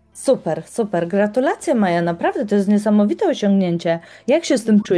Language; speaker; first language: Polish; native; Polish